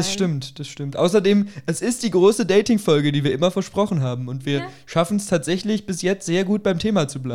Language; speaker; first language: German; native; German